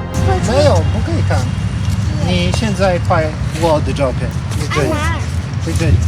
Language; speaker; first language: Chinese; non-native, learner; Polish